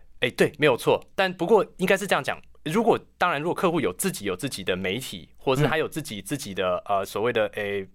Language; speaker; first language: Chinese; native; Chinese